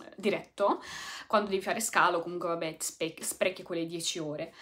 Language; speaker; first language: Italian; native; Italian